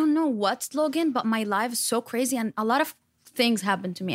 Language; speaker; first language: English; non-native, fluent; Arabic